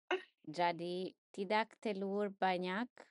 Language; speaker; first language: Indonesian; non-native, learner; English